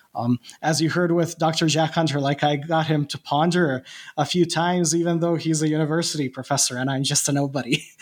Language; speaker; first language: English; non-native, fluent; Bosnian